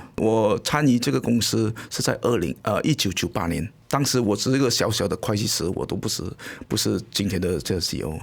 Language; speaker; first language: Chinese; native; Chinese